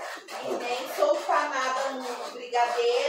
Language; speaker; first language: Portuguese; native; Portuguese